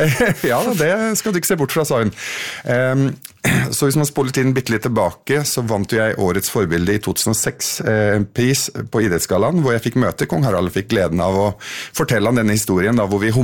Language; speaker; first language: Norwegian; early bilingual, other home language; Arabic